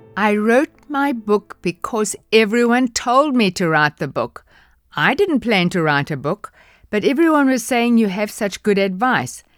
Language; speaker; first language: English; native; English